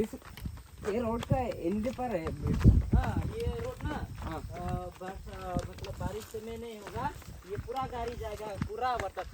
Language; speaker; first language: Hindi; non-native, local second language; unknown